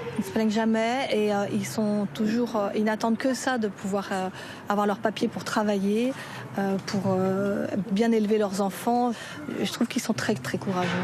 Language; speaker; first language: French; native; French